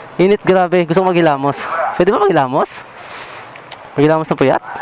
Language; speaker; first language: Filipino; non-native, local second language; Bikol